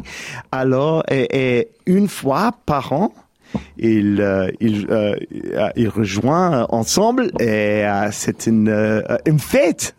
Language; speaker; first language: French; non-native, learner; English